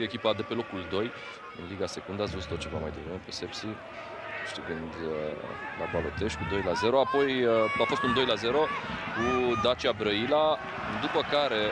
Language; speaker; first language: Romanian; native; Romanian